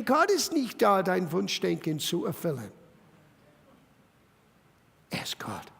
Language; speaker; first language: German; non-native, fluent; English